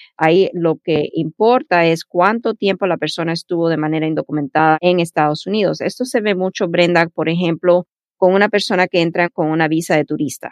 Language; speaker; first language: Spanish; early bilingual, heritage; Spanish